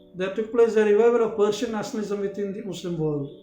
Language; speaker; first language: English; non-native, local second language; Malayalam